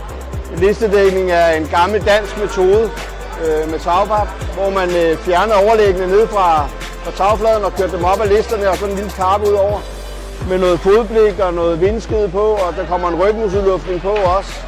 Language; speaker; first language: Danish; native; Danish